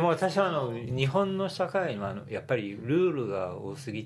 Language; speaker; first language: Japanese; non-native, fluent; English